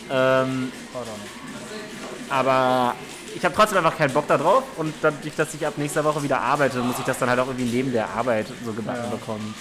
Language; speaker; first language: German; native; German